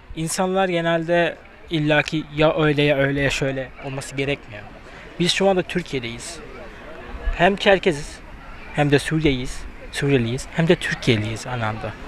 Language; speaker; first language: Turkish; non-native, fluent; Adyghe